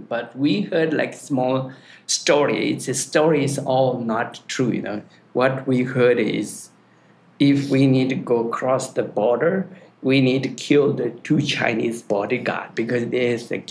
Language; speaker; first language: English; non-native, learner; Tibetan